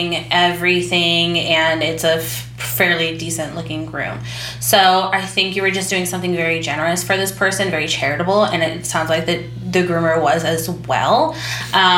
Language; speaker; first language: English; native; English